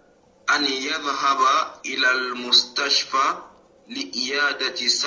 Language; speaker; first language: Arabic; non-native, learner; French